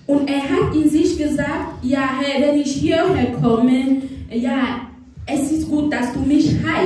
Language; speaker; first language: German; non-native, fluent; French